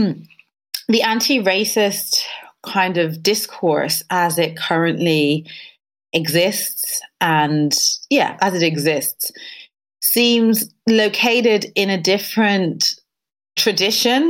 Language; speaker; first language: English; native; English